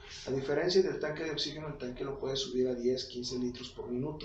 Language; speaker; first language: Spanish; native; Spanish